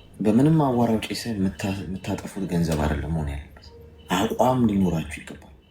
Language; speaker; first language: Amharic; native; Amharic